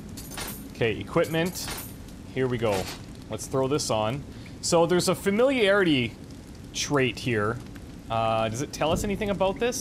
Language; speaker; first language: English; native; English